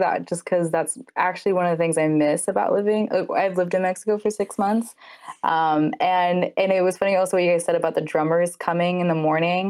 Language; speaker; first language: English; native; English